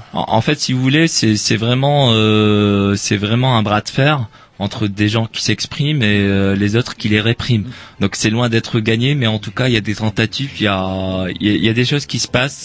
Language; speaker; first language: French; non-native, local second language; Arabic